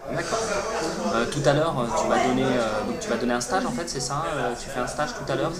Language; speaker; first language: French; native; French